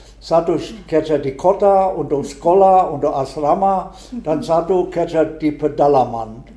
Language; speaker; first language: Indonesian; non-native, fluent; German